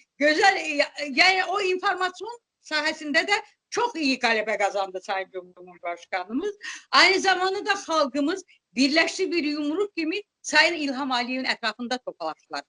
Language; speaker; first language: Turkish; non-native, fluent; Azerbaijani